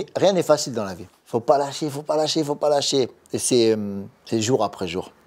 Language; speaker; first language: French; native; French